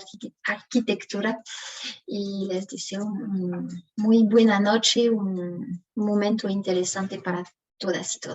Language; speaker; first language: Spanish; non-native, fluent; French